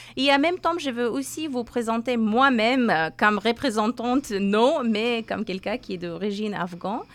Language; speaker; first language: French; non-native, learner; Persian